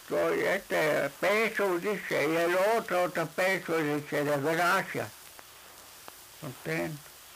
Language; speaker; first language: Spanish; non-native, local second language; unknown